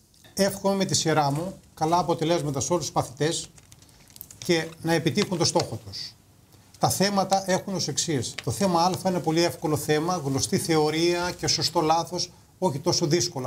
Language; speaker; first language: Greek; native; Greek